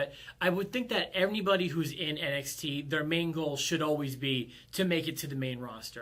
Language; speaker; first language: English; native; English